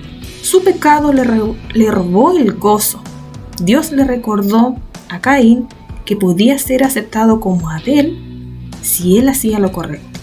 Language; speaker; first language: Spanish; native; Spanish